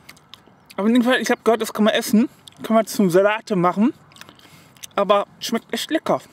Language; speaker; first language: German; non-native, learner; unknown